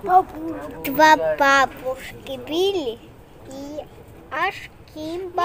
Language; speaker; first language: Russian; early bilingual, heritage; Russian